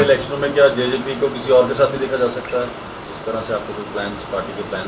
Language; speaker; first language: Hindi; native; Hindi